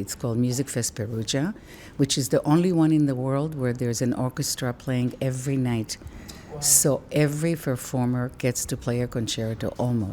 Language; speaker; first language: English; non-native, fluent; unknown